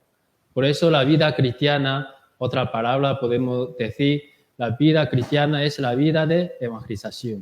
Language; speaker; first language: Spanish; non-native, learner; Korean